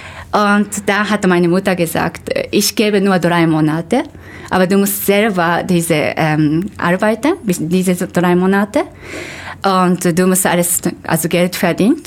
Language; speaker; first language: German; non-native, fluent; Japanese